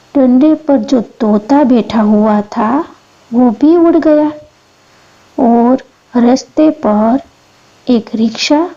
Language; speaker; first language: Hindi; non-native, local second language; Gujarati